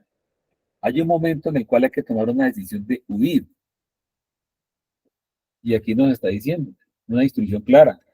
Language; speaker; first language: Spanish; native; Spanish